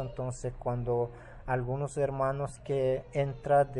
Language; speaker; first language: Spanish; non-native, local second language; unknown